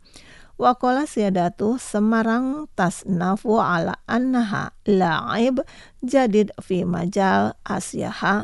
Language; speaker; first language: Arabic; non-native, fluent; Indonesian